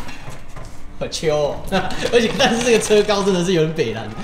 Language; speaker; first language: Chinese; native; Chinese